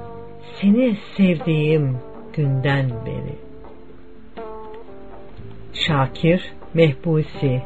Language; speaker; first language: Turkish; native; Turkish